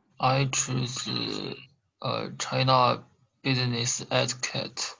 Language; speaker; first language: English; non-native, learner; Korean